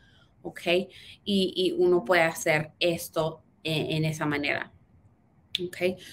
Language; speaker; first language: Spanish; early bilingual, heritage; Spanish